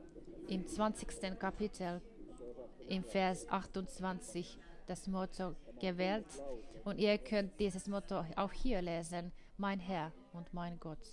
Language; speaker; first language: German; non-native, fluent; Finnish